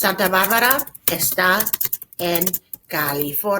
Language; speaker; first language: Spanish; non-native, fluent; English